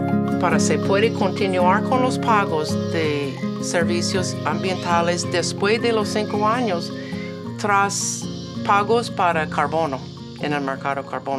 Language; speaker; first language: Spanish; non-native, learner; English